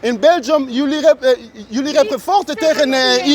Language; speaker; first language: Dutch; non-native, learner; Lingala